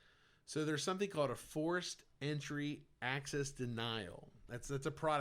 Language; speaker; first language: English; native; English